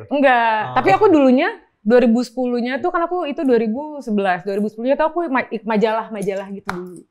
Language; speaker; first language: Indonesian; native; Indonesian